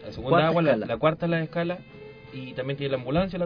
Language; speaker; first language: Spanish; native; Spanish